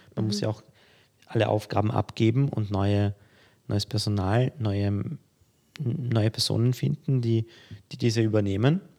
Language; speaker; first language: German; early bilingual, other home language; Polish